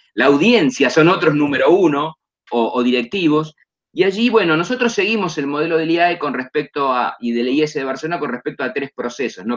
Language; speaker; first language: Spanish; native; Spanish